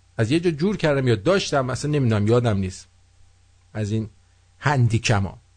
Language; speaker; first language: Persian; native; Persian